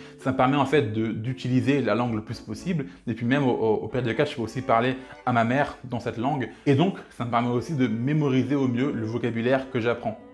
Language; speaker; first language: French; early bilingual, other home language; Lingala